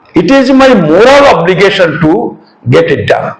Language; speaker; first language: English; non-native, local second language; Bangla